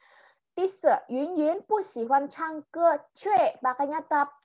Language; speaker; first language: Chinese; non-native, fluent; Indonesian